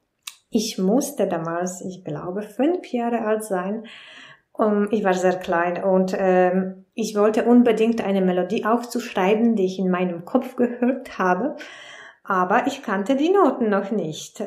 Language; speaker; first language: German; non-native, fluent; Polish